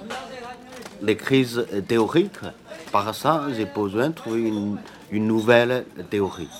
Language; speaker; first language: French; non-native, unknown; Chinese